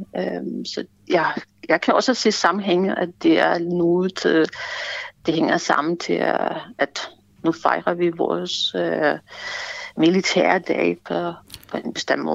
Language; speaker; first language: Danish; non-native, fluent; Ukrainian